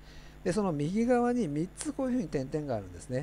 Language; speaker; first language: Japanese; native; Japanese